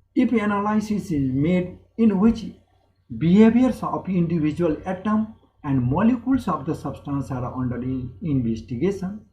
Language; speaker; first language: English; non-native, local second language; Nepali